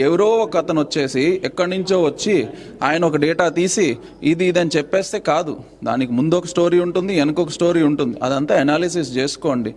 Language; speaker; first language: Telugu; native; Telugu